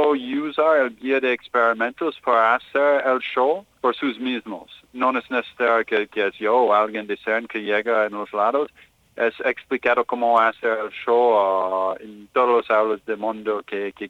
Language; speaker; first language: Spanish; non-native, learner; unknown